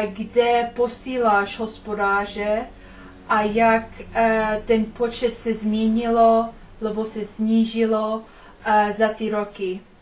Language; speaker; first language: Czech; non-native, learner; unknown